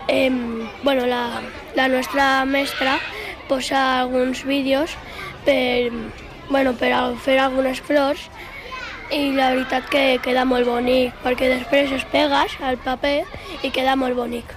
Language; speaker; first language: Catalan; non-native, local second language; Spanish